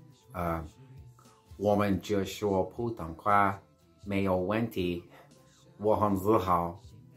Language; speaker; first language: Chinese; non-native, learner; English